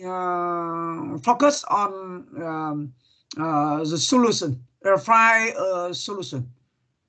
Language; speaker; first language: English; non-native, learner; Vietnamese